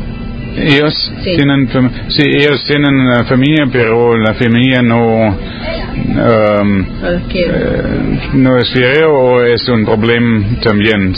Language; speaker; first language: Spanish; non-native, learner; German